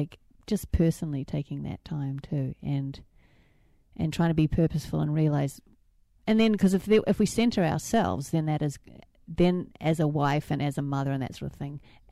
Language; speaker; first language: English; native; English